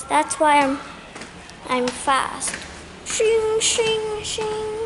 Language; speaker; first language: English; non-native, learner; Indonesian